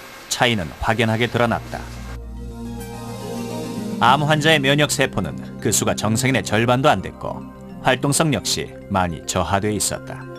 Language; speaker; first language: Korean; native; Korean